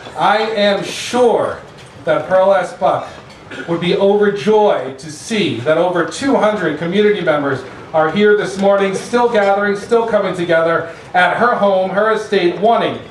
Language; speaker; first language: English; native; English